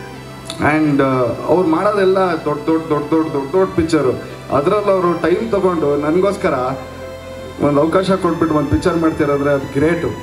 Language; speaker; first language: Kannada; native; Kannada